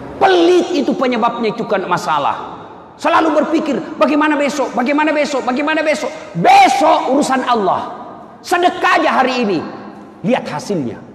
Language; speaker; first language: Indonesian; non-native, local second language; Buginese